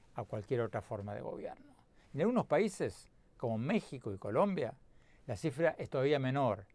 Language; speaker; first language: Spanish; native; Spanish